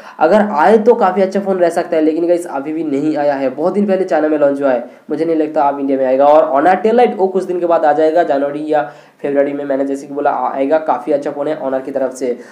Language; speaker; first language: Hindi; non-native, local second language; Bangla